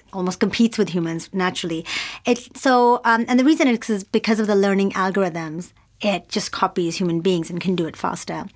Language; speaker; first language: English; non-native, local second language; Urdu